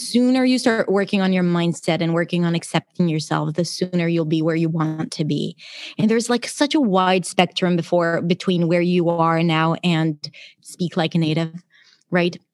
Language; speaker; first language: English; non-native, fluent; Hebrew